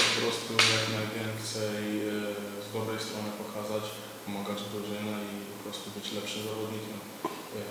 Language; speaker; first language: Polish; non-native, fluent; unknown